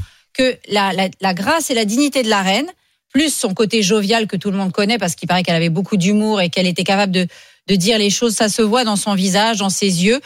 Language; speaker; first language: French; native; French